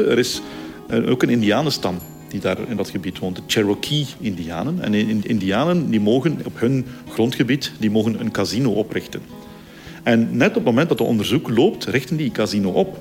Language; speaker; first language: Dutch; native; Dutch